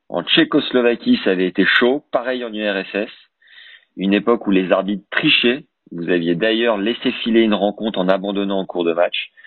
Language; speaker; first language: French; native; French